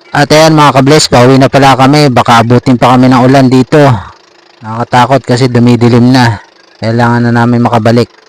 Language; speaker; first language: Filipino; native; Filipino